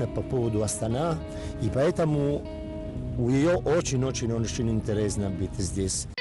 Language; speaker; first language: Russian; non-native, learner; Italian